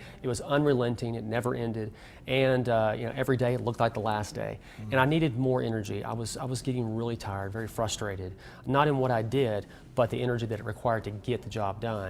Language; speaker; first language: English; native; English